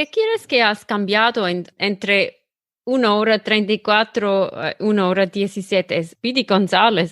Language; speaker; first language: Spanish; non-native, learner; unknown